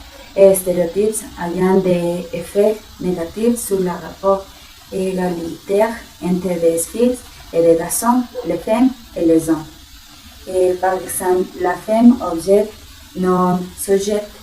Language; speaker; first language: French; non-native, learner; Spanish